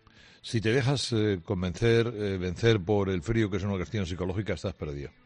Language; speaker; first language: Spanish; native; Spanish